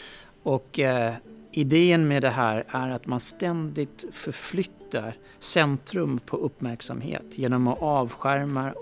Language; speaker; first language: Swedish; non-native, fluent; English